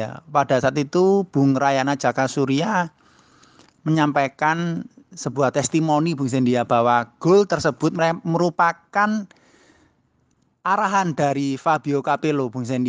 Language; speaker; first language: Indonesian; native; Indonesian